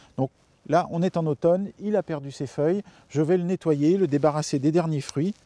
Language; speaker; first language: French; native; French